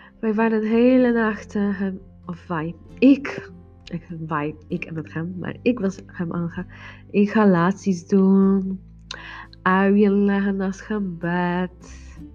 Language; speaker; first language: Dutch; non-native, learner; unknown